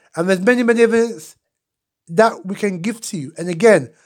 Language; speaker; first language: English; non-native, local second language; Akan